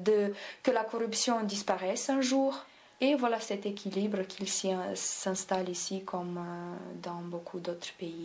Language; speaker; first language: French; non-native, fluent; Romanian